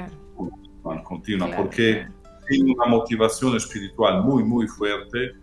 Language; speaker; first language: Spanish; non-native, fluent; Italian